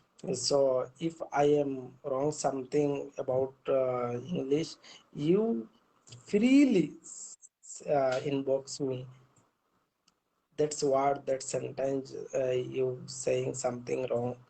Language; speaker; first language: English; non-native, learner; Bangla